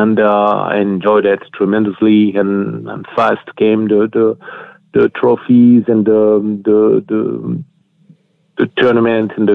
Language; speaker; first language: English; non-native, fluent; French